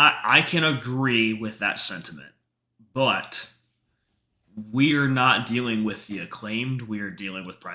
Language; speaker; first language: English; native; English